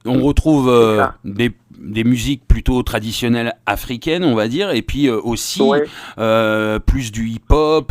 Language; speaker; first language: French; native; French